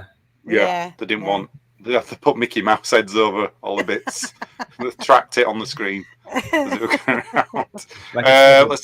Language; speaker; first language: English; native; English